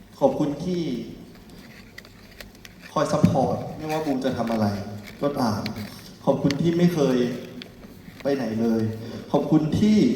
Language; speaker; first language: Thai; native; Thai